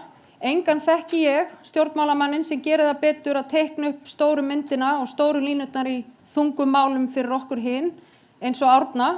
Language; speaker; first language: Icelandic; native; Icelandic